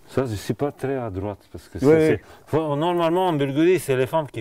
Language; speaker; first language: French; non-native, fluent; Bulgarian